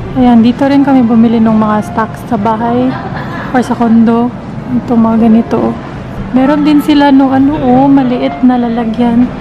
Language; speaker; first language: Filipino; non-native, local second language; Cebuano